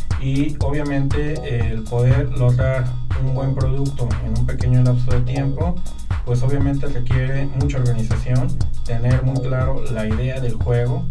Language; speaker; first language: Spanish; native; Spanish